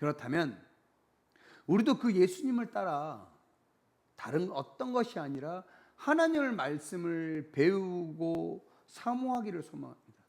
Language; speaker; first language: Korean; native; Korean